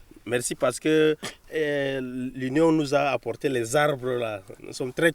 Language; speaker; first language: French; non-native, local second language; Fula